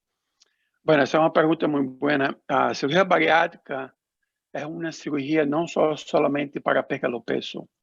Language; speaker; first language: Spanish; non-native, learner; Portuguese